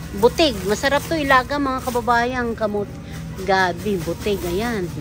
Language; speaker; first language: Filipino; non-native, local second language; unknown